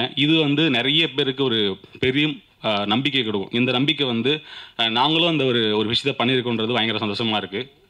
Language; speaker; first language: Tamil; native; Tamil